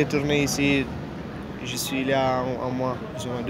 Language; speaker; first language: French; non-native, learner; Italian